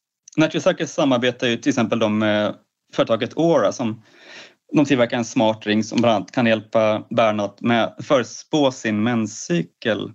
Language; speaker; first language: Swedish; native; Swedish